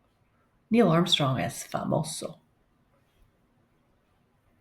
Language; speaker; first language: Spanish; non-native, learner; English